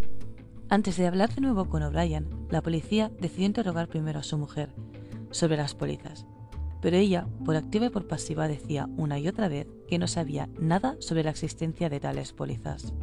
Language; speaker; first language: Spanish; native; Spanish